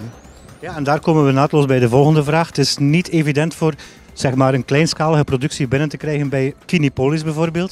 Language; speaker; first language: Dutch; native; Dutch